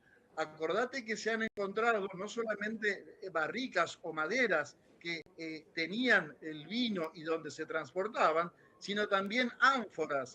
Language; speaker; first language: Spanish; native; Spanish